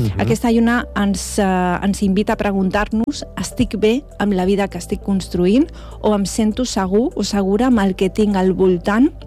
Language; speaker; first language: Catalan; non-native, local second language; Spanish